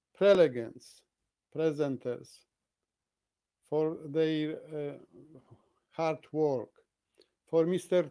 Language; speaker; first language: English; non-native, fluent; Polish